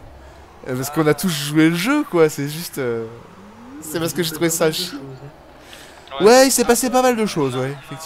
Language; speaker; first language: French; native; French